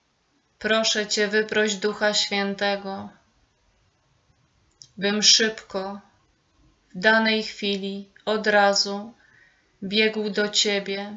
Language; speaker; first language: Polish; native; Polish